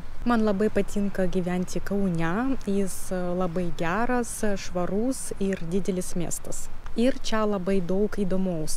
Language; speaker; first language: Lithuanian; non-native, learner; Russian